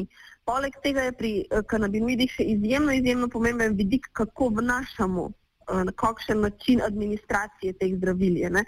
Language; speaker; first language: Slovenian; native; Slovenian